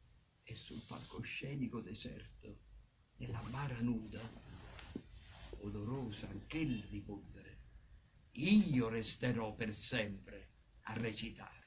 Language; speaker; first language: Italian; native; Italian